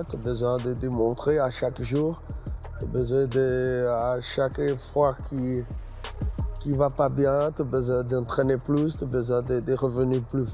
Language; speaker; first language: French; non-native, fluent; Portuguese